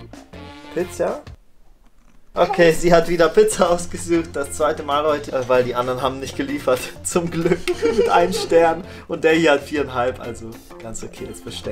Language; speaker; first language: German; native; German